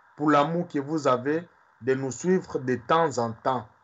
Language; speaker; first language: French; non-native, local second language; Swahili